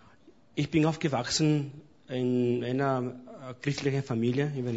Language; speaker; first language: German; non-native, fluent; Spanish